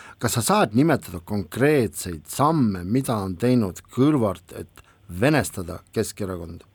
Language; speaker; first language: Estonian; non-native, local second language; Russian